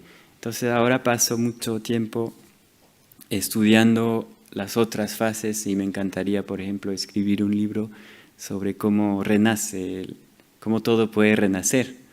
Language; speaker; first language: Spanish; non-native, fluent; French